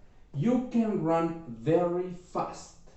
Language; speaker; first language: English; non-native, fluent; Spanish